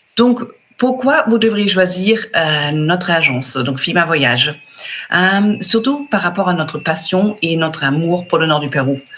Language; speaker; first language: French; non-native, fluent; German